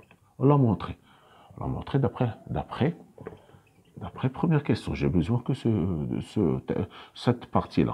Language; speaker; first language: French; non-native, local second language; Arabic